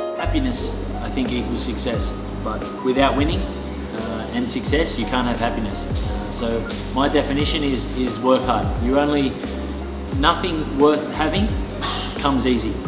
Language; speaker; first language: English; native; English